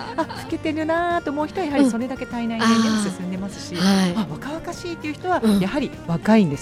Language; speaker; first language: Japanese; native; Japanese